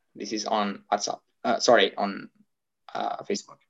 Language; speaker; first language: English; non-native, fluent; Arabic